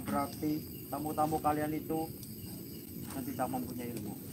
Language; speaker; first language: Indonesian; non-native, local second language; Javanese